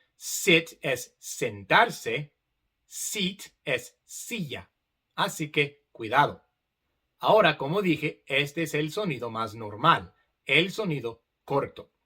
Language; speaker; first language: Spanish; non-native, fluent; English